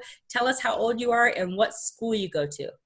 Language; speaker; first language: English; native; English